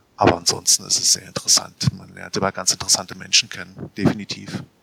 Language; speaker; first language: German; early bilingual, other home language; Portuguese